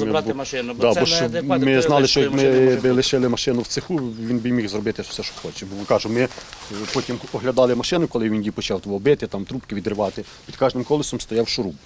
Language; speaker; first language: Ukrainian; native; Ukrainian